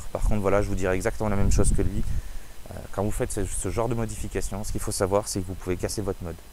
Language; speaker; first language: French; native; French